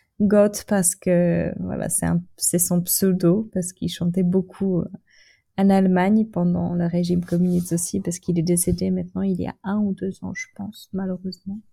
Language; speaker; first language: French; non-native, fluent; Czech